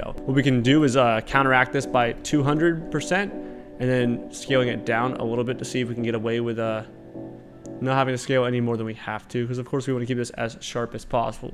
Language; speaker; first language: English; native; English